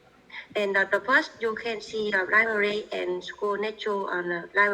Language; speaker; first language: English; non-native, learner; Vietnamese